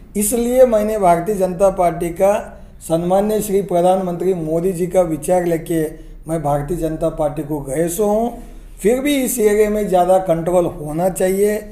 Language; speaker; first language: Hindi; non-native, local second language; Kannada